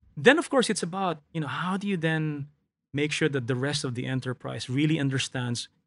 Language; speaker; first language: English; non-native, local second language; Filipino